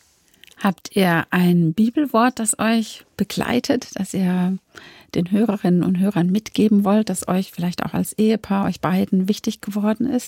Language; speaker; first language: German; native; German